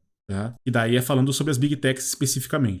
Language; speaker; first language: Portuguese; native; Portuguese